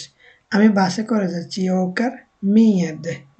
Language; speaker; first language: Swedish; non-native, fluent; Bangla